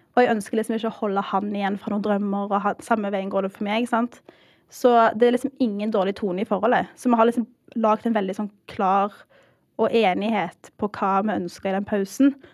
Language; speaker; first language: Norwegian; early bilingual, heritage; Norwegian